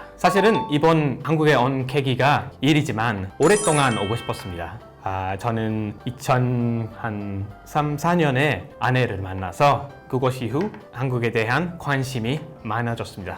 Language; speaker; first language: Korean; non-native, fluent; English